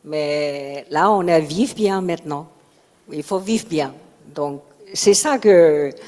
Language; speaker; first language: French; non-native, learner; Chinese